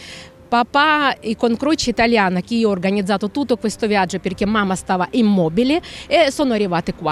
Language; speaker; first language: Italian; non-native, fluent; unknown